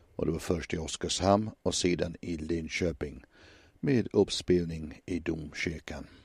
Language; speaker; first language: Swedish; non-native, fluent; English